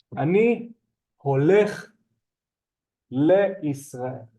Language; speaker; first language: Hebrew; non-native, fluent; English